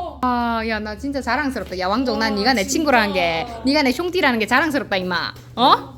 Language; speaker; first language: Korean; native; Korean